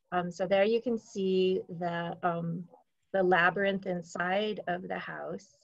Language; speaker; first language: English; native; English